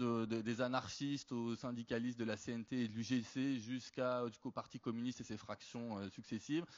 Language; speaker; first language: French; native; French